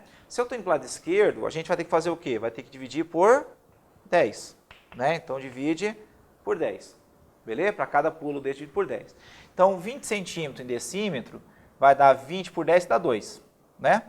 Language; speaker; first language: Portuguese; native; Portuguese